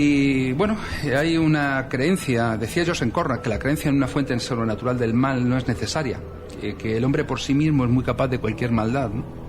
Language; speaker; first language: Spanish; native; Spanish